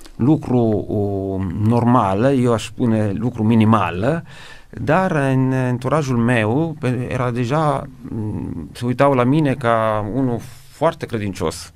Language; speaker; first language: Romanian; non-native, fluent; Italian